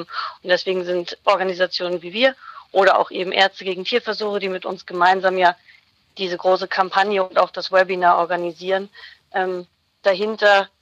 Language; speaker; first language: German; native; German